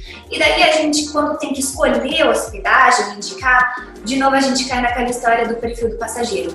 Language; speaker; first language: Portuguese; native; Portuguese